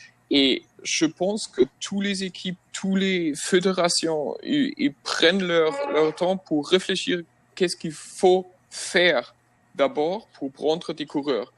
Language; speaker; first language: French; non-native, fluent; German